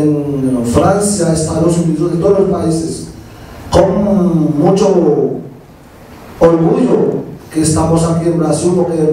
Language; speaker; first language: Portuguese; non-native, learner; Haitian Creole